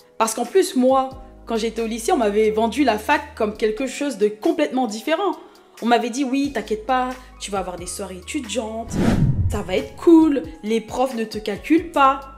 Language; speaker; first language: French; early bilingual, other home language; Haitian Creole